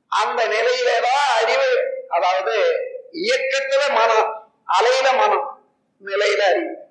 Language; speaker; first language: Tamil; native; Tamil